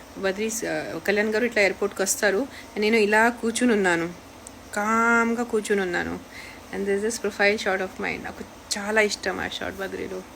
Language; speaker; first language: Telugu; non-native, local second language; Marathi